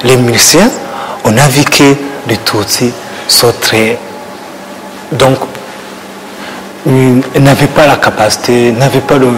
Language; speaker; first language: French; non-native, learner; Kinyarwanda